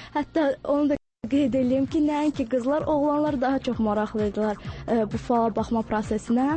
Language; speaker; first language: Azerbaijani; native; Azerbaijani